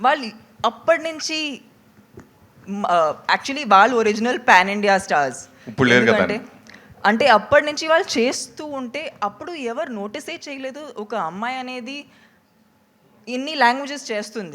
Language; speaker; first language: Telugu; non-native, local second language; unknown